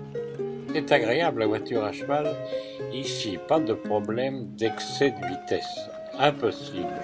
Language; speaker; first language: French; native; French